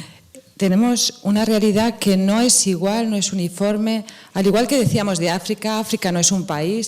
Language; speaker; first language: Spanish; native; Spanish